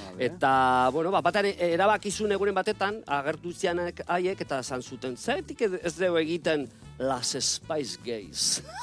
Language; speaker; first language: Basque; non-native, local second language; Spanish